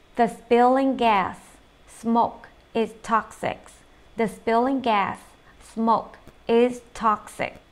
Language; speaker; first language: English; non-native, fluent; Vietnamese